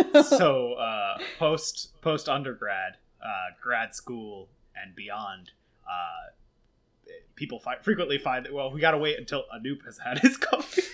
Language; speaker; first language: English; early bilingual, other home language; Hindi